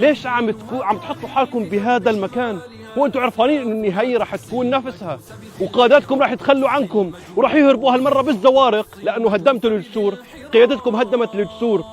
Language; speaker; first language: Arabic; native; Arabic